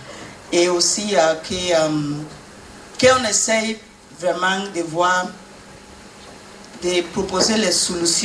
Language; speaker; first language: French; non-native, fluent; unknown